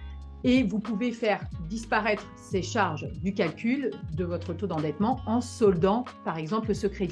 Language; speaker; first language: French; native; French